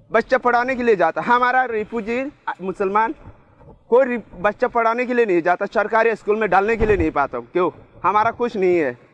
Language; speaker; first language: Hindi; non-native, learner; Rohingya